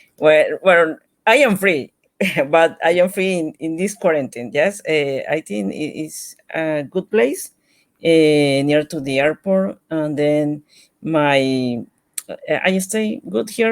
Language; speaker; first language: English; non-native, learner; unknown